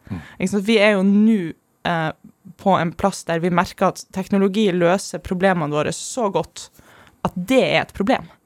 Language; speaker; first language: Norwegian; early bilingual, other home language; German